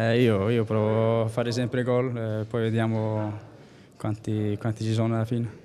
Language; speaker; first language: Italian; non-native, learner; Icelandic